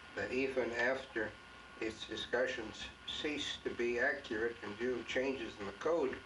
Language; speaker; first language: English; native; English